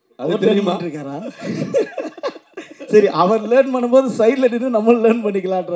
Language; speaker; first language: Tamil; native; Tamil